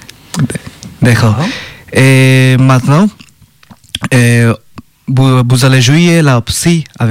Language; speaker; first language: French; non-native, learner; Bangla